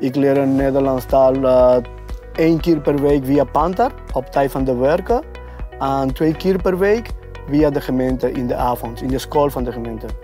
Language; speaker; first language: Dutch; non-native, learner; Spanish